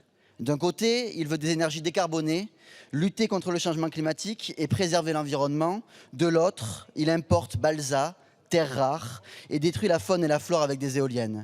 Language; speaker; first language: French; native; French